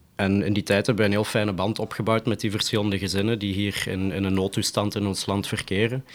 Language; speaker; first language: Dutch; native; Dutch